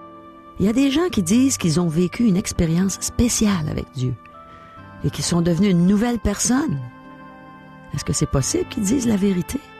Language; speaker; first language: French; native; French